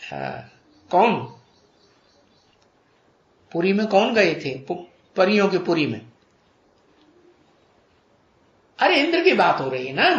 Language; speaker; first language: Hindi; native; Hindi